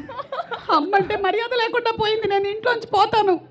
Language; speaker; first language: Telugu; native; Telugu